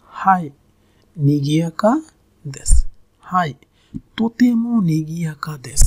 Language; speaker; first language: Japanese; non-native, fluent; Bangla